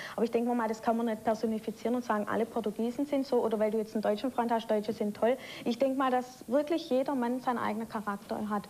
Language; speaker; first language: German; native; German